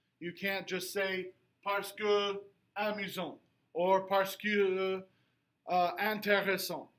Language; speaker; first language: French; non-native, fluent; English